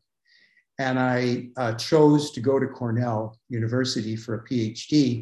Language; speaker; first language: English; native; English